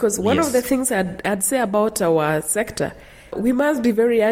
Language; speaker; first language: English; non-native, local second language; Kalenjin